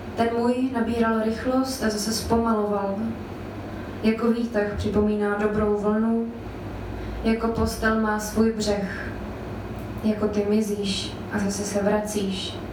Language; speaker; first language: Czech; native; Czech